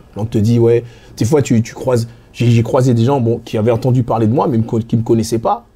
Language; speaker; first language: French; native; French